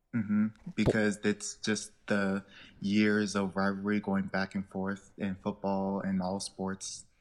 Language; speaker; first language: English; native; English